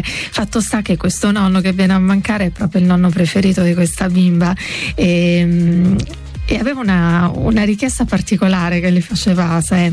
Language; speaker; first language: Italian; native; Italian